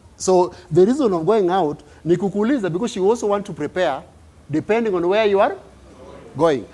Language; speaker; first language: English; non-native, local second language; Swahili